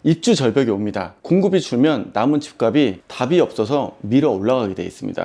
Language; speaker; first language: Korean; native; Korean